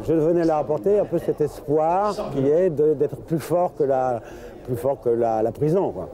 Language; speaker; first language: French; native; French